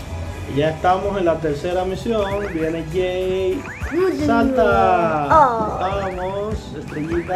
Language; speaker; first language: Spanish; native; Spanish